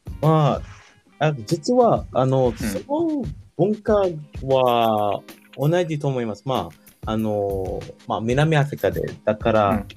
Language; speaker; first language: Japanese; non-native, learner; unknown